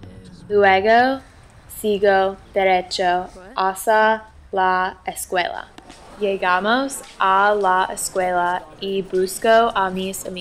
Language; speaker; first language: Spanish; non-native, learner; English